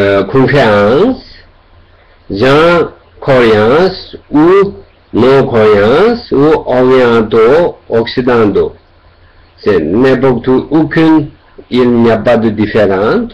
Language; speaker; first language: French; non-native, learner; Tibetan